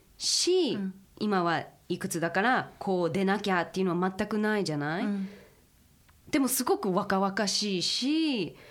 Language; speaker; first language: Japanese; early bilingual, heritage; Japanese